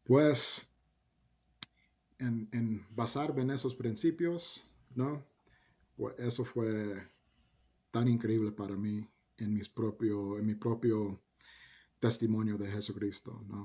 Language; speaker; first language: Spanish; early bilingual, heritage; Spanish